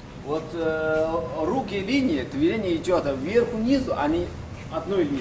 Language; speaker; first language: Russian; non-native, learner; Chinese